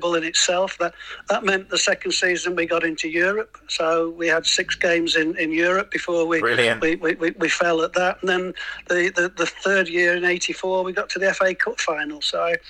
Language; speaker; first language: English; native; English